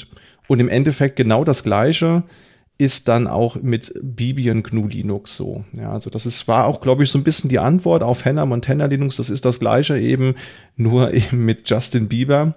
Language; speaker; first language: German; native; German